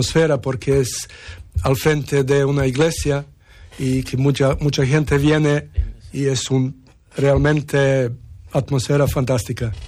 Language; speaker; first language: Spanish; non-native, learner; Serbian